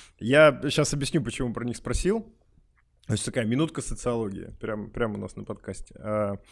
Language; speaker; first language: Russian; native; Russian